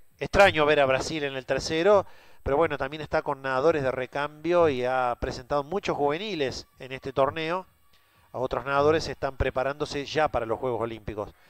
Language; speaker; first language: Spanish; native; Spanish